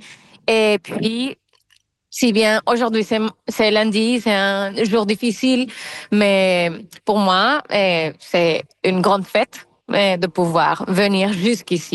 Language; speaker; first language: French; non-native, fluent; Spanish